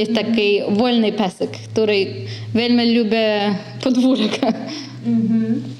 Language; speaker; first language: Polish; non-native, learner; Ukrainian